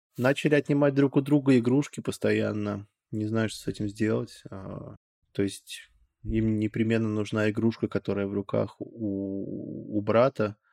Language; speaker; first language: Russian; native; Russian